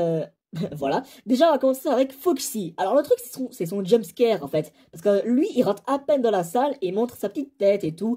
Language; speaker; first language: French; native; French